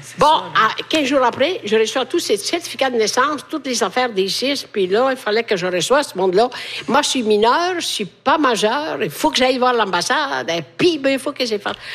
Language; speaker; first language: French; non-native, fluent; Italian